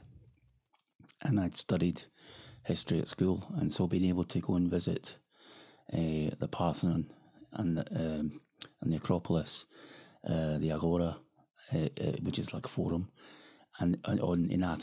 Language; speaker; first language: English; native; English